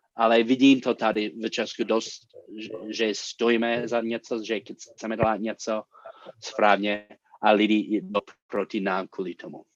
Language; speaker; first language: Czech; non-native, fluent; English